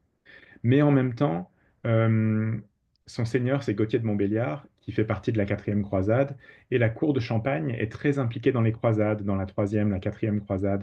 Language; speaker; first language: French; native; French